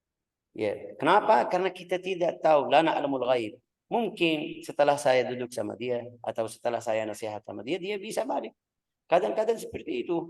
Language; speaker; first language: Indonesian; non-native, fluent; Arabic